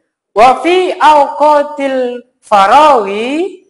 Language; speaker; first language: Arabic; non-native, fluent; Indonesian